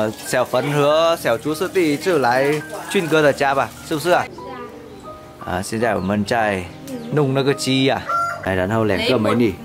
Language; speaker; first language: Chinese; non-native, fluent; Vietnamese